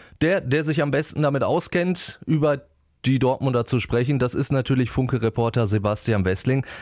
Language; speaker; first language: German; native; German